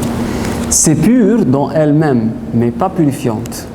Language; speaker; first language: French; non-native, fluent; Arabic